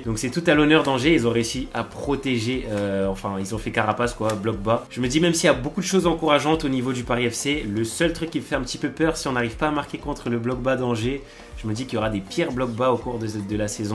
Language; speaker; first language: French; native; French